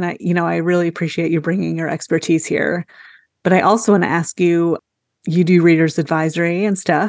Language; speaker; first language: English; native; English